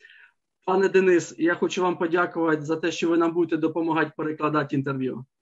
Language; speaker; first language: Ukrainian; native; Ukrainian